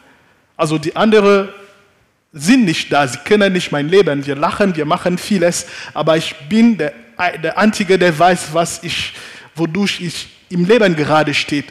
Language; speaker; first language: German; non-native, fluent; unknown